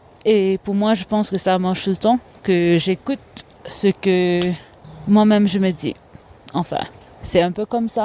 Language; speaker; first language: French; non-native, local second language; Morisyen